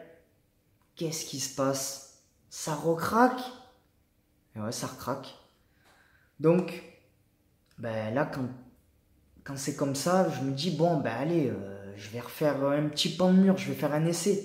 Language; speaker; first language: French; native; French